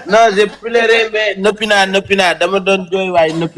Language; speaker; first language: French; non-native, local second language; Wolof